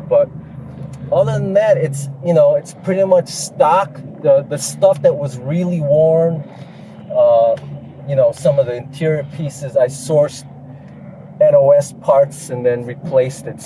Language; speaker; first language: English; native; English